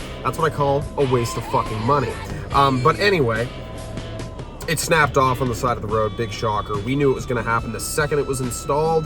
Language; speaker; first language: English; native; English